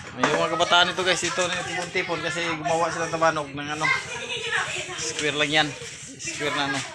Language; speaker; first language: Filipino; non-native, local second language; Cebuano